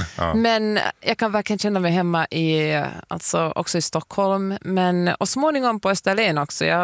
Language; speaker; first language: Swedish; native; Swedish